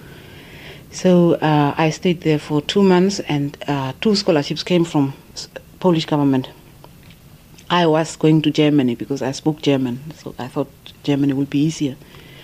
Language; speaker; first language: English; non-native, fluent; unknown